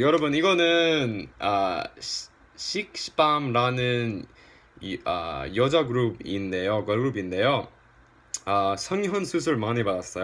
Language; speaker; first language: Korean; non-native, learner; English